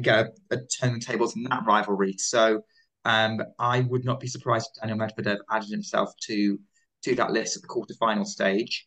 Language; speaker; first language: English; native; English